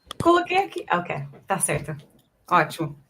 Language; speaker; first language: Portuguese; non-native, fluent; English